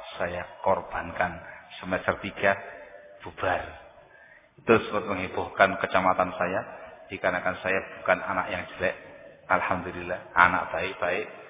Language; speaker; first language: Indonesian; non-native, local second language; Javanese